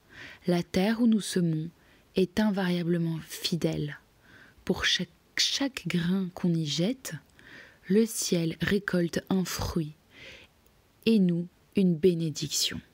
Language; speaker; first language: French; native; French